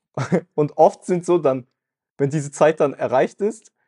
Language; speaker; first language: German; early bilingual, other home language; Russian